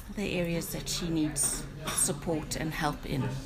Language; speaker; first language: English; native; English